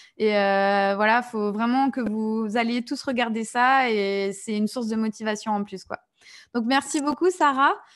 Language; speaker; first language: French; native; French